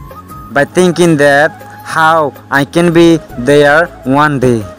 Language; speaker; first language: English; non-native, local second language; Rohingya